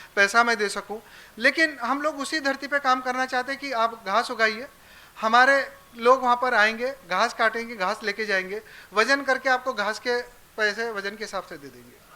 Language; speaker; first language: Hindi; non-native, local second language; Marathi